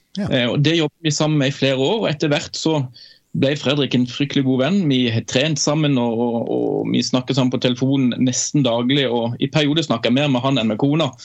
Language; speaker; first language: Norwegian; native; Norwegian